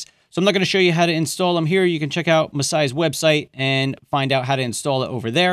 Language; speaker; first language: English; native; English